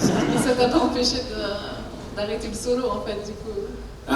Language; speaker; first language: French; native; French